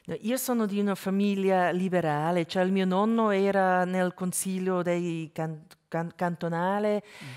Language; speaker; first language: Italian; non-native, local second language; German